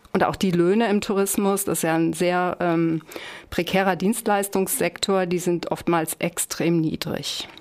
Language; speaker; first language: German; native; German